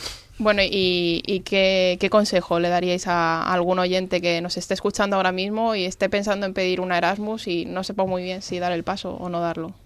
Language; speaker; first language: Spanish; native; Spanish